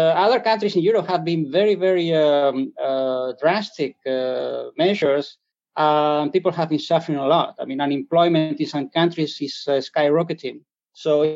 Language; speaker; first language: English; non-native, fluent; Spanish